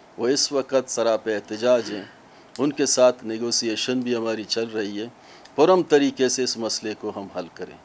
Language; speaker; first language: Urdu; non-native, local second language; Baluchi